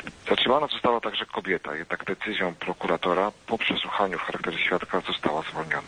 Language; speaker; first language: Polish; native; Polish